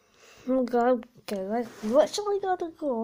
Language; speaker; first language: English; native; English